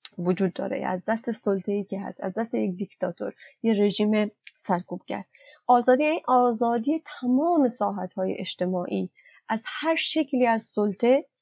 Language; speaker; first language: Persian; non-native, local second language; Kurdish